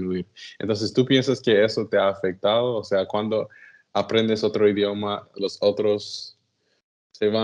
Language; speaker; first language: Spanish; non-native, fluent; English